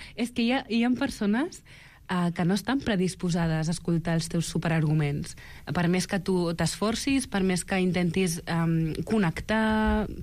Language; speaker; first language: Catalan; early bilingual, other home language; Arabic